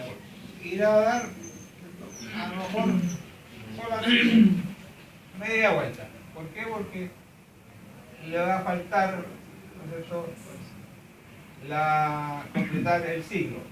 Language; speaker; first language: Spanish; native; Spanish